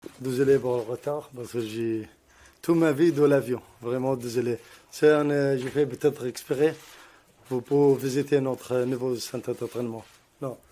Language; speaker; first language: French; non-native, learner; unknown